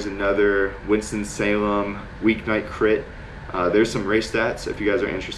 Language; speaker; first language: English; native; English